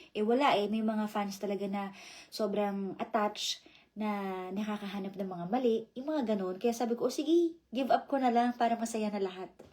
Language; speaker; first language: Filipino; native; Filipino